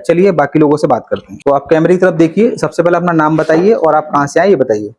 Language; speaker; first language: Hindi; native; Hindi